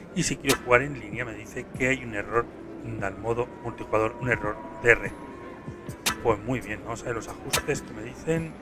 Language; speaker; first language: Spanish; native; Spanish